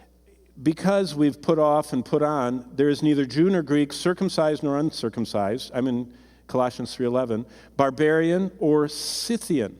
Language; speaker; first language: English; native; English